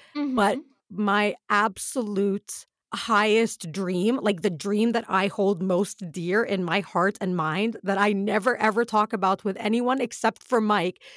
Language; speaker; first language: English; early bilingual, other home language; Arabic